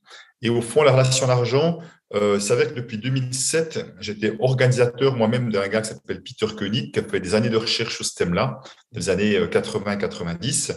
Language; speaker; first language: French; native; French